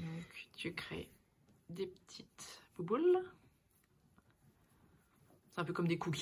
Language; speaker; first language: French; native; French